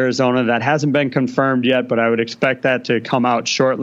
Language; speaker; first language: English; native; English